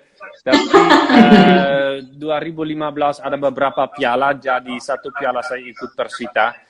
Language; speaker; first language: Indonesian; non-native, fluent; Dutch